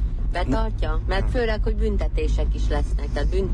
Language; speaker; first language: Hungarian; native; Hungarian